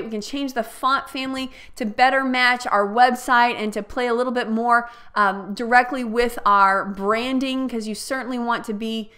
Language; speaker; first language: English; native; English